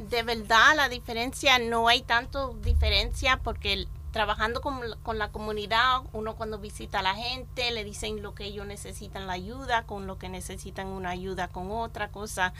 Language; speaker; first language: Spanish; native; Spanish